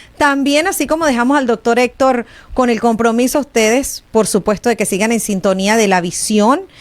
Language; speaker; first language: Spanish; native; Spanish